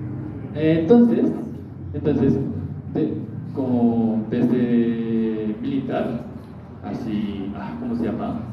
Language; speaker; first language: Spanish; non-native, learner; Korean